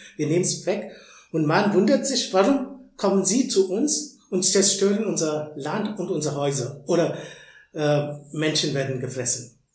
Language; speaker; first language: German; non-native, fluent; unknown